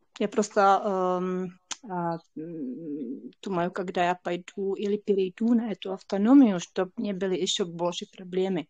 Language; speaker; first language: Russian; non-native, fluent; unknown